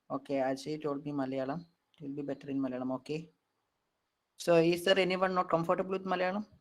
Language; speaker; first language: English; non-native, local second language; Malayalam